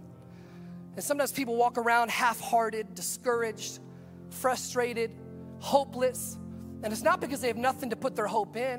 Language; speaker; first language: English; native; English